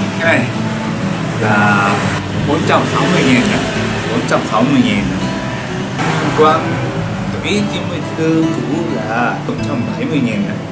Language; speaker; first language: Vietnamese; non-native, learner; Japanese